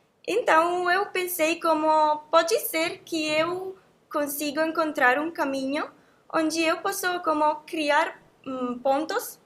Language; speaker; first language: Portuguese; non-native, fluent; Italian